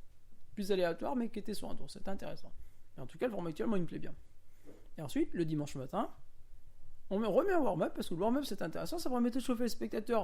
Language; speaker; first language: French; native; French